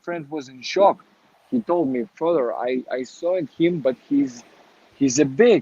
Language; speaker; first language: English; non-native, learner; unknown